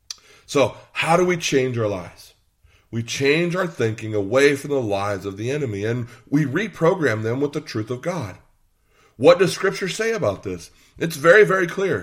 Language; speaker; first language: English; native; English